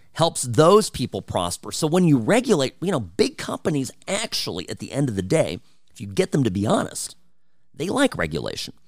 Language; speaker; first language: English; early bilingual, other home language; Czech